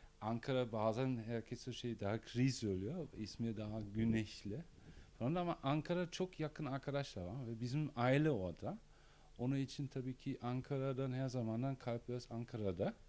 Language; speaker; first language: Turkish; non-native, learner; German